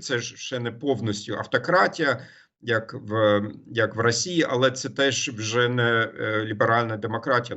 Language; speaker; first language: Ukrainian; non-native, fluent; German